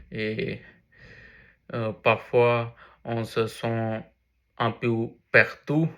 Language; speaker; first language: French; non-native, learner; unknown